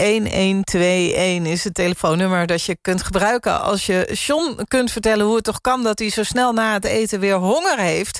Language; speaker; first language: Dutch; native; Dutch